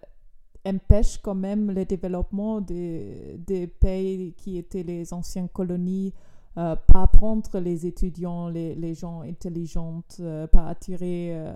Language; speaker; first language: French; non-native, fluent; German